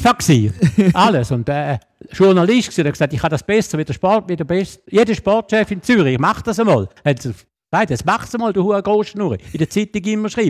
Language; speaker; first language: German; native; German